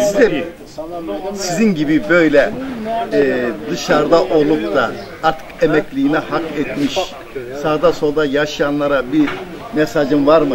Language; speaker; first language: Turkish; native; Turkish